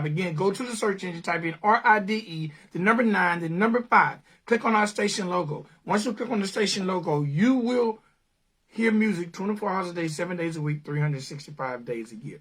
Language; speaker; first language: English; native; English